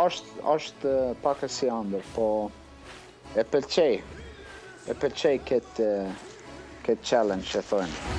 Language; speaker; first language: Albanian; early bilingual, heritage; Albanian